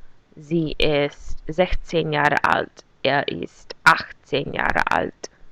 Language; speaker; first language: German; non-native, fluent; English